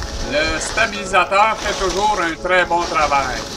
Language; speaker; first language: French; native; French